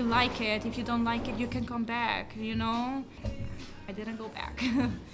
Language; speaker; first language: English; non-native, fluent; Albanian